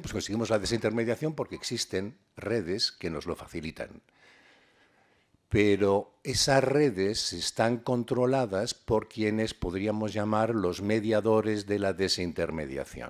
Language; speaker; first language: Spanish; native; Spanish